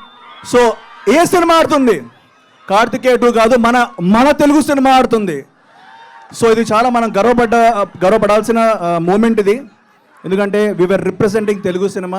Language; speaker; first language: Telugu; native; Telugu